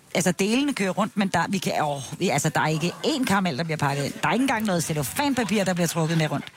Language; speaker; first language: Danish; native; Danish